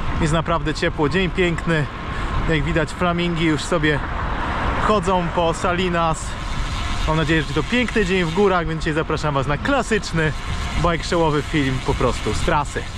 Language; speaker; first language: Polish; native; Polish